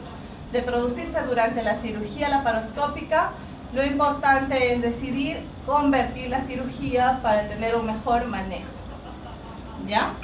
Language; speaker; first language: Spanish; native; Spanish